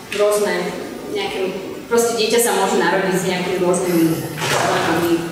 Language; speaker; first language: Slovak; native; Slovak